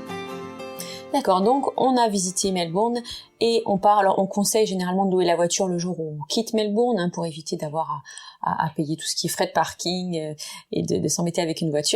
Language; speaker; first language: French; native; French